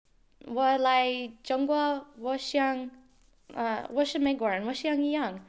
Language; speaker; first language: Chinese; non-native, learner; English